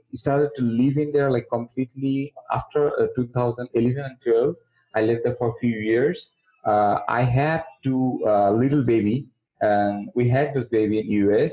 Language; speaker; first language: English; non-native, local second language; Bangla